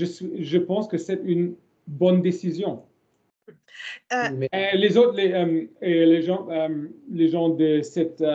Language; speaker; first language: French; non-native, learner; German